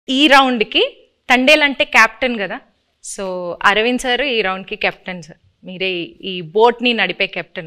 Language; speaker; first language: Telugu; native; Telugu